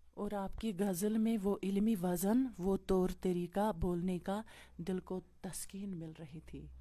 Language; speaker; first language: Urdu; non-native, local second language; Kashmiri